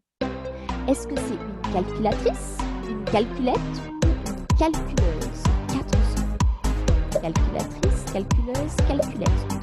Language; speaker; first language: French; native; French